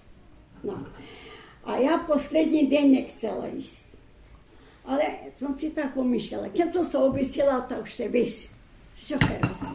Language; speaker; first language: Slovak; early bilingual, heritage; Slovak